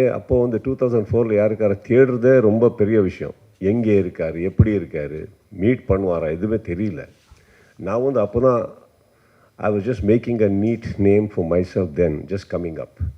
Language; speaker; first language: Tamil; non-native, learner; Kannada